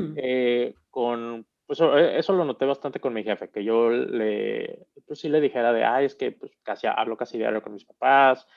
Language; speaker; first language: Spanish; native; Spanish